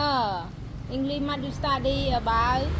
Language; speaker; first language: English; non-native, learner; Khmer